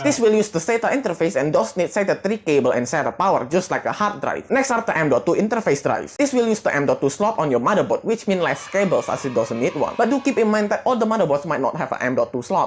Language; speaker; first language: English; non-native, fluent; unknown